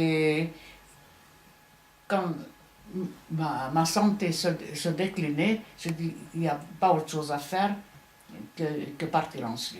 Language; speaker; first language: French; non-native, fluent; Hungarian